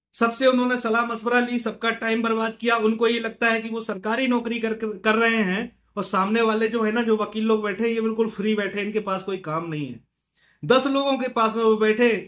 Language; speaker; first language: Hindi; native; Hindi